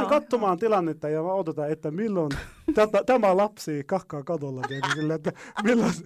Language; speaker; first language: Finnish; non-native, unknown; Arabic